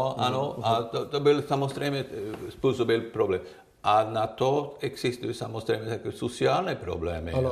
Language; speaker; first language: Czech; non-native, learner; Swedish